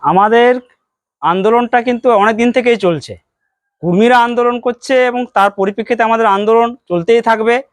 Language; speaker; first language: Bangla; non-native, local second language; Santali